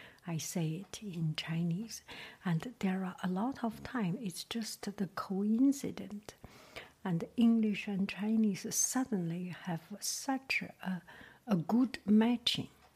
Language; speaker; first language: English; non-native, fluent; Chinese